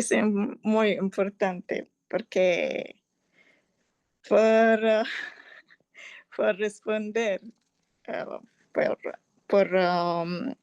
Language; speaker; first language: Spanish; non-native, learner; English